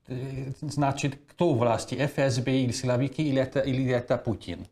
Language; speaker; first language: Russian; non-native, fluent; Hungarian